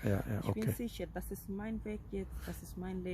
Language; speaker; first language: German; non-native, fluent; Spanish